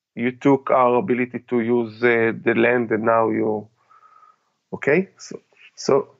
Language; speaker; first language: English; non-native, fluent; Hebrew